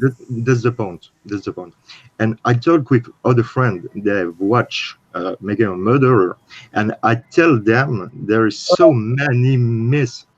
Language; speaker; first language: English; non-native, learner; French